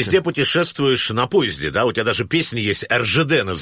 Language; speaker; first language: Russian; native; Russian